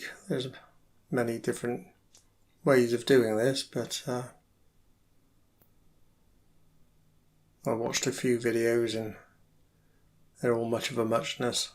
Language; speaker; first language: English; native; English